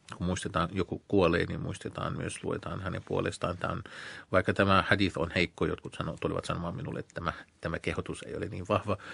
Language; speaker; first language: Finnish; non-native, fluent; Arabic